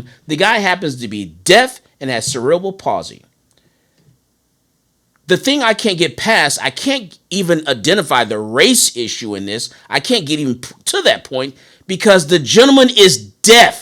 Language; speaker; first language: English; native; English